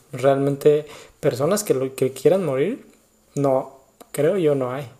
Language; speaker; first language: Spanish; native; Spanish